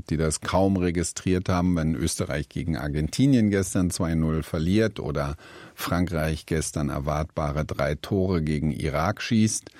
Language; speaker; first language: German; native; German